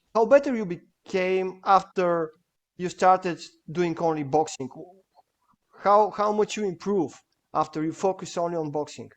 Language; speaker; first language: English; non-native, fluent; Bulgarian